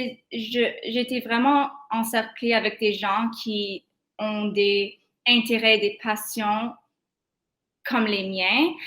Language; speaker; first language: French; non-native, local second language; English